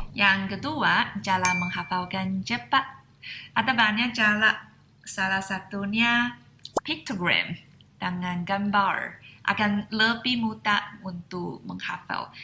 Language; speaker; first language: Indonesian; non-native, fluent; Chinese